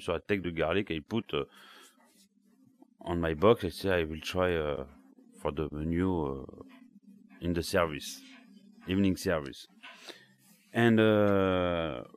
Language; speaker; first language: English; non-native, learner; French